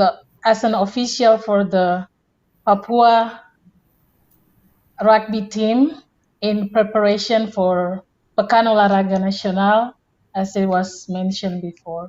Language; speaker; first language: English; non-native, fluent; Indonesian